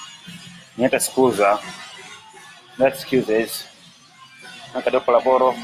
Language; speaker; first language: Italian; non-native, learner; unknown